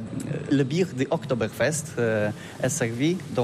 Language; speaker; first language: French; non-native, learner; Polish